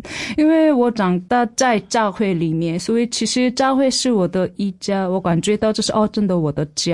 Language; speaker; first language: Chinese; non-native, fluent; Korean